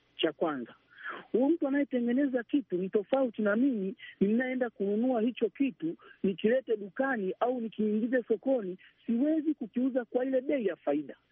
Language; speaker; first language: Swahili; native; Swahili